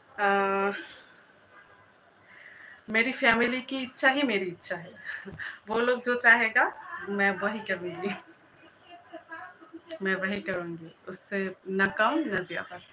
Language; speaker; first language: Hindi; non-native, learner; Bangla